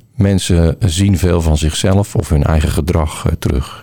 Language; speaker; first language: Dutch; native; Dutch